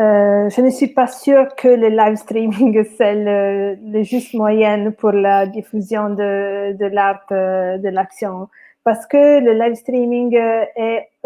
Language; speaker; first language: French; non-native, fluent; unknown